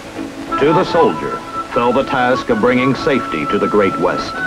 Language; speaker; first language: English; native; English